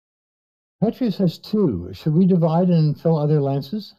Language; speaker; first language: English; native; English